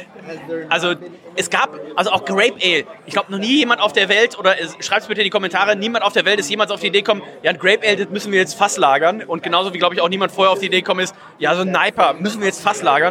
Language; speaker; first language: German; native; German